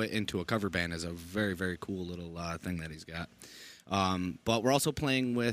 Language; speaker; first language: English; native; English